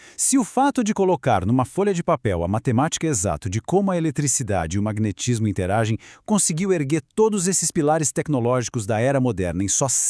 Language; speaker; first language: Portuguese; native; Portuguese